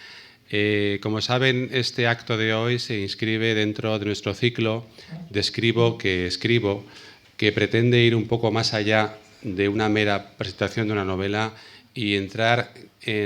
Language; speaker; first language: Spanish; native; Spanish